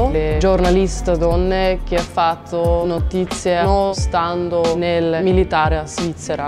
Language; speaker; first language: Italian; non-native, local second language; Swiss German